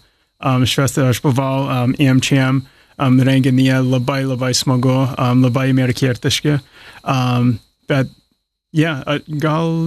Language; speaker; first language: Lithuanian; non-native, learner; English